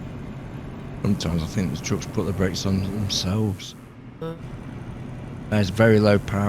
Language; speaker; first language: English; native; English